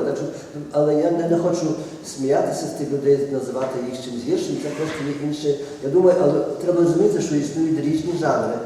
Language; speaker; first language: Ukrainian; early bilingual, heritage; Ukrainian